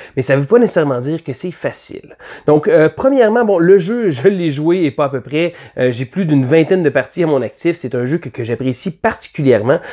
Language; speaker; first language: French; native; French